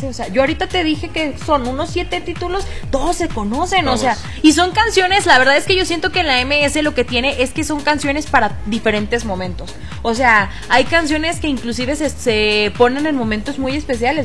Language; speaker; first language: Spanish; native; Spanish